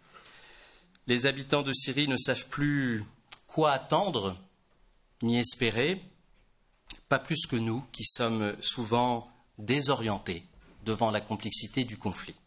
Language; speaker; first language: French; native; French